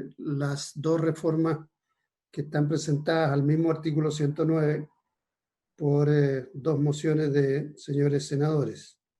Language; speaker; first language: Spanish; native; Spanish